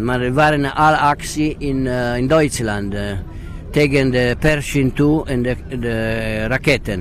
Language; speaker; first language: Dutch; non-native, learner; Italian